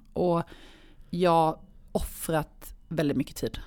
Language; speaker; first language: Swedish; native; Swedish